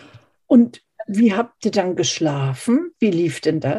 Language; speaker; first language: German; native; German